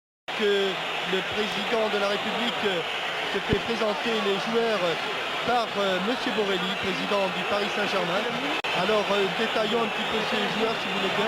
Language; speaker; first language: French; native; French